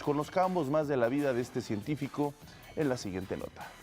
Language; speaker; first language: Spanish; native; Spanish